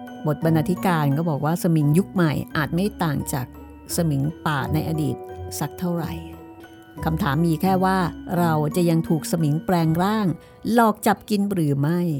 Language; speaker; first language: Thai; native; Thai